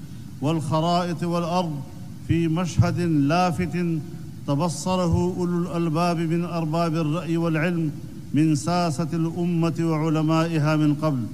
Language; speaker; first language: Arabic; non-native, fluent; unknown